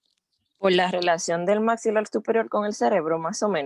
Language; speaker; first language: Spanish; native; Spanish